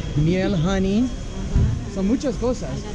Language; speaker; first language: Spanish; non-native, learner; English